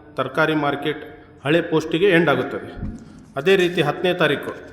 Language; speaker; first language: Kannada; non-native, local second language; Urdu